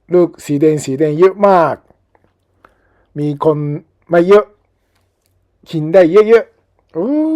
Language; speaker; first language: Thai; non-native, learner; Japanese